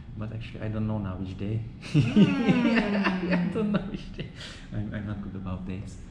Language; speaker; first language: English; non-native, learner; Hungarian